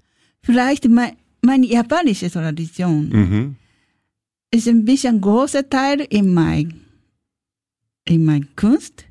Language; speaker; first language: German; non-native, learner; Japanese